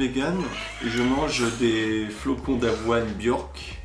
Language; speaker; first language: French; native; French